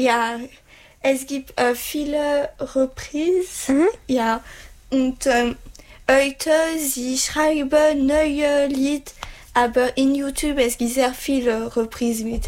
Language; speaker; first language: German; non-native, learner; French